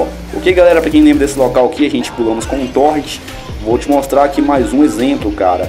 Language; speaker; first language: Portuguese; native; Portuguese